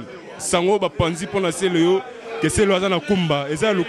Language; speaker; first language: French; non-native, local second language; Lingala